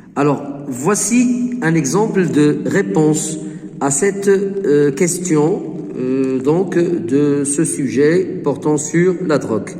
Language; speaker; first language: French; non-native, local second language; Arabic